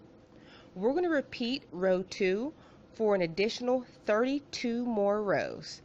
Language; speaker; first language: English; native; English